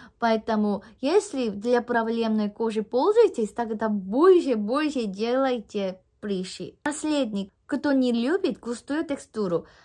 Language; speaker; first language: Russian; non-native, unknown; Korean